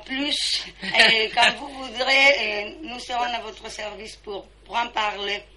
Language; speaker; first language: French; non-native, fluent; Spanish